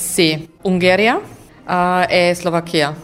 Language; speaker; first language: Italian; non-native, fluent; German